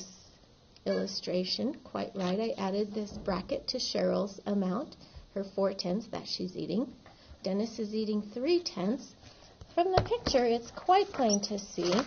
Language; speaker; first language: English; native; English